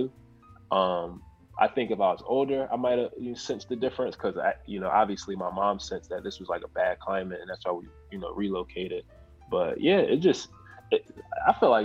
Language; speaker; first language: English; native; English